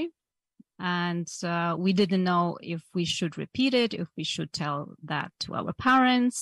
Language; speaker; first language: English; non-native, fluent; Polish